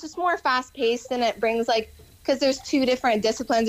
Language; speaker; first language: English; native; English